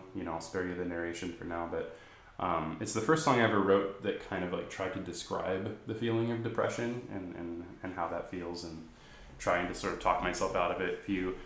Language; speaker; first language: English; native; English